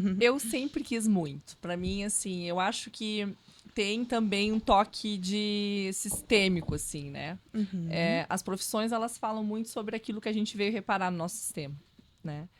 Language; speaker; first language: Portuguese; non-native, local second language; Low German